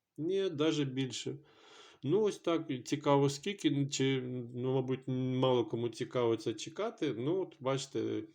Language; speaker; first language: Ukrainian; non-native, local second language; Russian